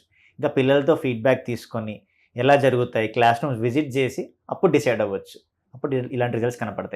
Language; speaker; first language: Telugu; native; Telugu